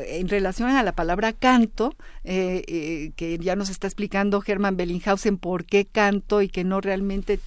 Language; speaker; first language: Spanish; native; Spanish